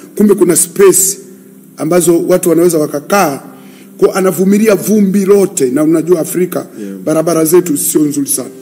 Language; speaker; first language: Swahili; native; Swahili